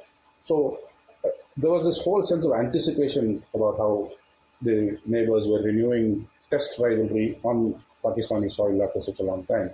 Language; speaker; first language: English; non-native, local second language; Tamil